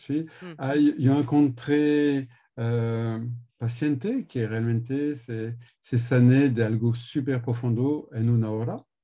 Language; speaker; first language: Spanish; non-native, learner; French